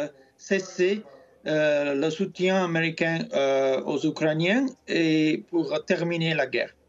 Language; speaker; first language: French; non-native, fluent; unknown